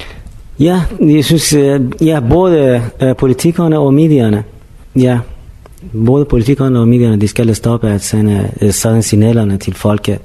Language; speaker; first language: Danish; non-native, fluent; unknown